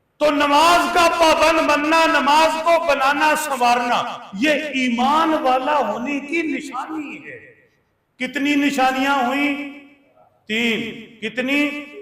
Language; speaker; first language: Urdu; non-native, local second language; Punjabi